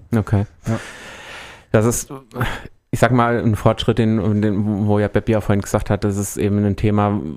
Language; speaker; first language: German; native; German